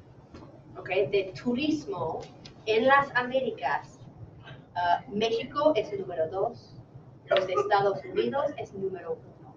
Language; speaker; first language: Spanish; non-native, fluent; English